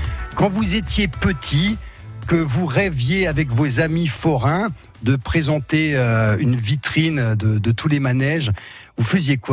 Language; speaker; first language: French; native; French